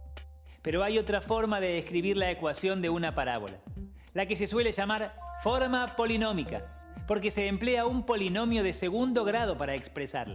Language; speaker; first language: Spanish; native; Spanish